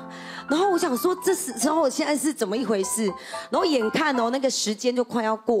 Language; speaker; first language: Chinese; native; Chinese